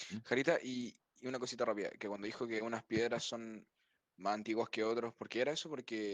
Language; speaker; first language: Spanish; native; Spanish